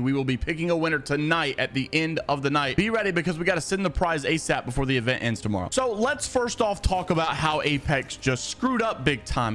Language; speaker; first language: English; native; English